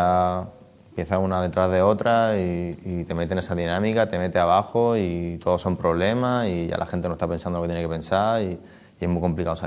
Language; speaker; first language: Spanish; native; Spanish